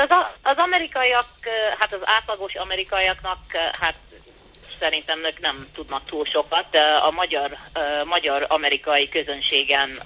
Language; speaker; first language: Hungarian; early bilingual, heritage; Hungarian